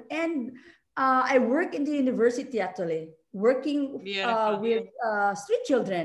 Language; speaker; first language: English; non-native, local second language; Filipino